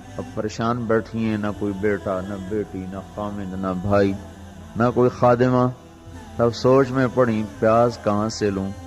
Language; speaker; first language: Urdu; non-native, local second language; Punjabi